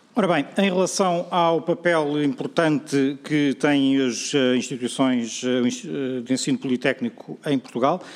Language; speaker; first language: Portuguese; native; Portuguese